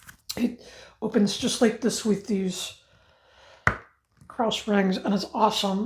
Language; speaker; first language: English; native; English